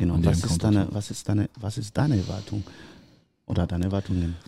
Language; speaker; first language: German; non-native, learner; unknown